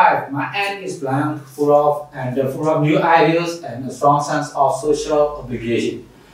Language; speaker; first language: English; non-native, fluent; Burmese